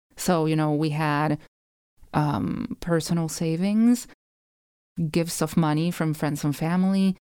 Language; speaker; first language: English; non-native, fluent; Spanish